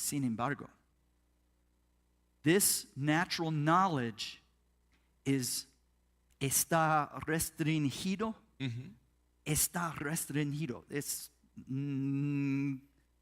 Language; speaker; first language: Spanish; non-native, learner; English